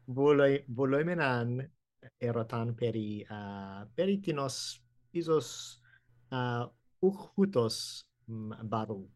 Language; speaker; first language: Greek; non-native, fluent; English